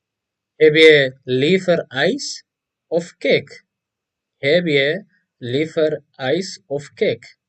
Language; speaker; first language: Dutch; non-native, fluent; Tigrinya